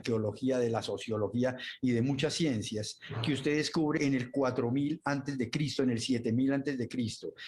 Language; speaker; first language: Spanish; native; Spanish